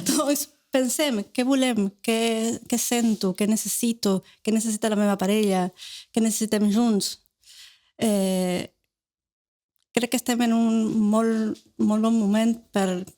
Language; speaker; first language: Catalan; non-native, learner; Spanish